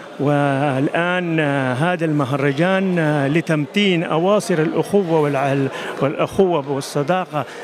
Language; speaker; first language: Arabic; native; Arabic